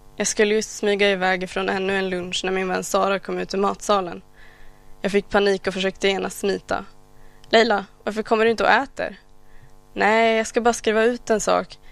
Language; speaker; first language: Swedish; early bilingual, other home language; Arabic